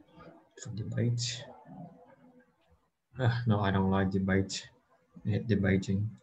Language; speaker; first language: English; non-native, fluent; Vietnamese